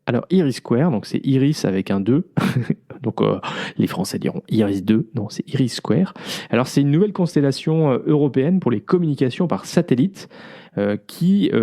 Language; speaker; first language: French; native; French